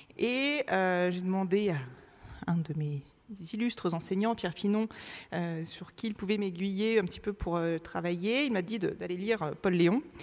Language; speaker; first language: French; native; French